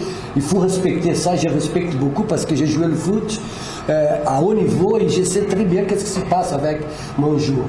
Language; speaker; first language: French; non-native, fluent; Portuguese